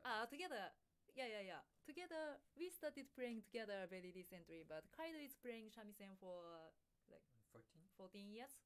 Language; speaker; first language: English; non-native, fluent; Japanese